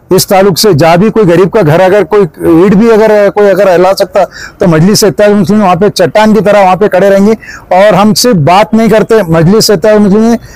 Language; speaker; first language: Hindi; non-native, local second language; Urdu